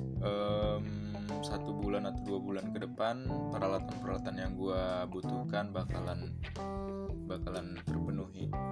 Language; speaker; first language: Indonesian; native; Indonesian